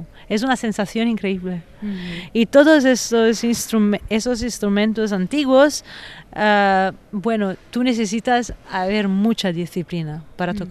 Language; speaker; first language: Spanish; non-native, fluent; Italian